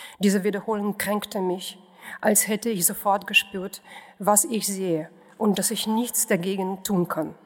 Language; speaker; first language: German; non-native, fluent; Russian